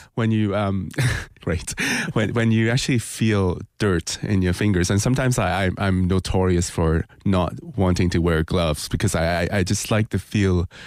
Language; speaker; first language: English; non-native, local second language; Cantonese